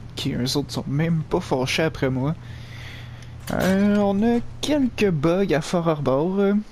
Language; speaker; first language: French; native; French